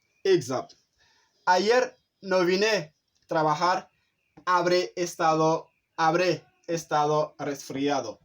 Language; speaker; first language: Spanish; non-native, fluent; Haitian Creole